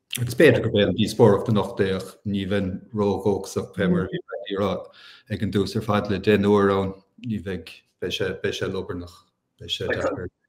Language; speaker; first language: Irish; native; Irish